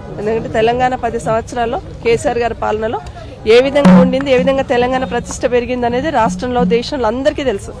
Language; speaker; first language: Telugu; native; Telugu